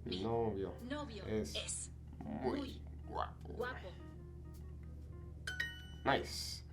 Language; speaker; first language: Spanish; non-native, fluent; English